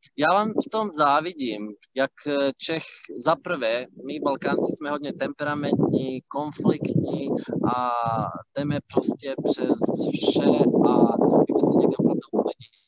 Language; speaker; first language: Czech; non-native, fluent; Bosnian